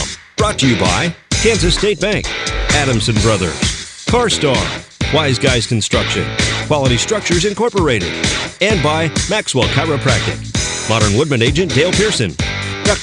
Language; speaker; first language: English; native; English